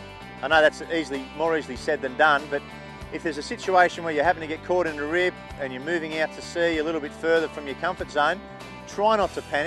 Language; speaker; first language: English; native; English